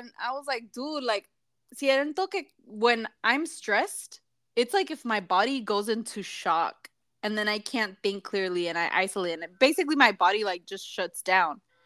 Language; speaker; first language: English; early bilingual, other home language; Spanish